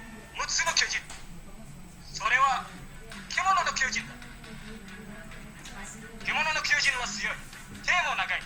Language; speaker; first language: Japanese; non-native, learner; Indonesian